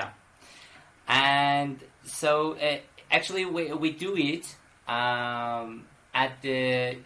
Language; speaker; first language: English; non-native, fluent; Persian